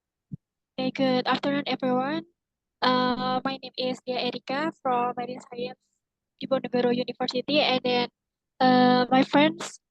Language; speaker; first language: English; non-native, fluent; Indonesian